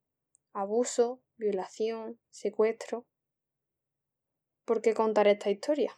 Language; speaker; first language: Spanish; native; Spanish